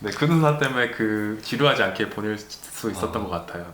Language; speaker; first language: Korean; native; Korean